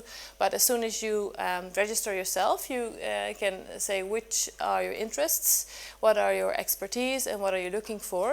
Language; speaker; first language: English; non-native, fluent; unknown